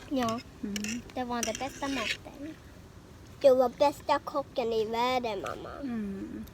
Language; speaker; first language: Swedish; early bilingual, other home language; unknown